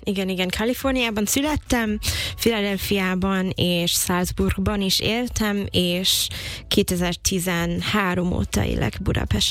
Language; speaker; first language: Hungarian; non-native, fluent; English